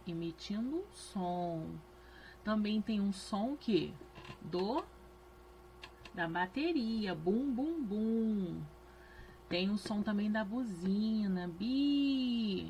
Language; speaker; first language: Portuguese; native; Portuguese